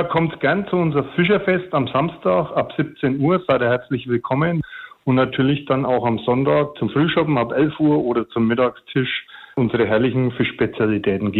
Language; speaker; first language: German; native; German